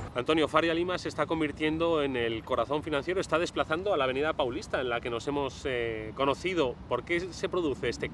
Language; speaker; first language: Spanish; native; Spanish